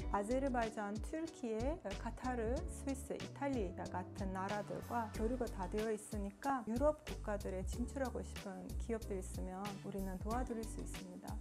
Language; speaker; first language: Korean; non-native, fluent; Azerbaijani